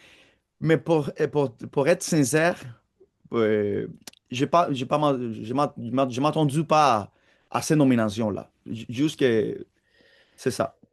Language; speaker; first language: French; non-native, fluent; Spanish